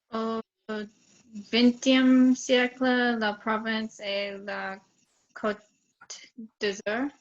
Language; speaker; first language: French; non-native, learner; English